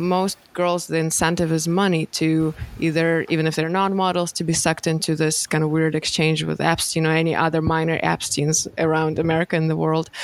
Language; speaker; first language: English; non-native, fluent; Russian